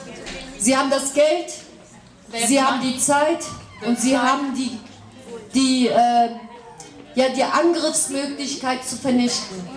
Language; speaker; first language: German; non-native, fluent; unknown